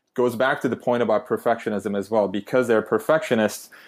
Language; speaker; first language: English; non-native, fluent; Turkish